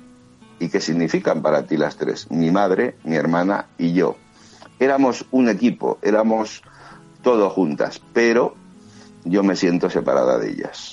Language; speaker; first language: Spanish; native; Spanish